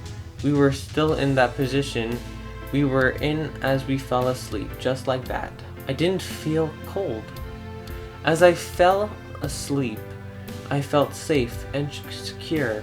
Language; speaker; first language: English; native; English